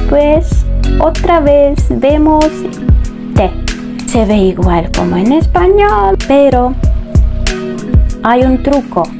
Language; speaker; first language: Spanish; non-native, fluent; Russian